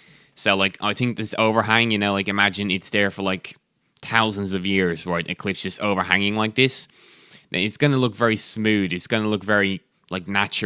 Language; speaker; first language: English; native; English